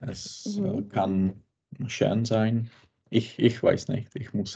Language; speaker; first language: German; non-native, learner; Czech